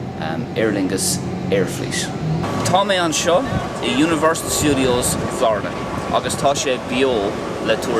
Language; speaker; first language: Irish; non-native, local second language; English